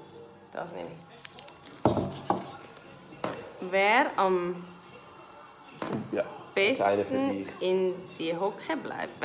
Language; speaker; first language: German; native; German